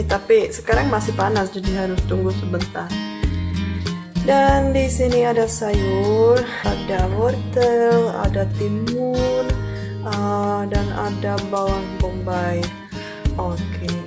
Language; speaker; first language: Indonesian; non-native, fluent; Czech